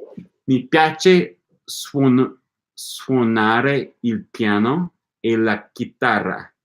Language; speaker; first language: Italian; non-native, learner; English